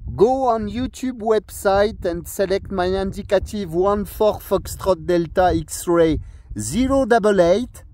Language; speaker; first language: English; non-native, learner; French